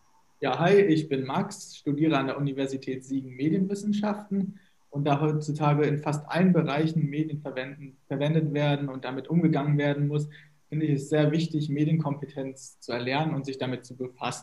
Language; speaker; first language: German; native; German